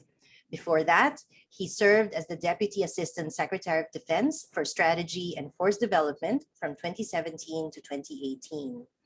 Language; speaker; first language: English; non-native, local second language; Filipino